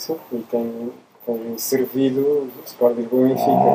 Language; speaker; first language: Portuguese; native; Portuguese